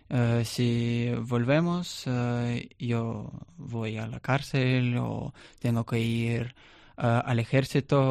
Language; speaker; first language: Spanish; non-native, learner; Russian